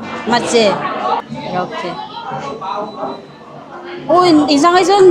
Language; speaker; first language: Korean; non-native, learner; Vietnamese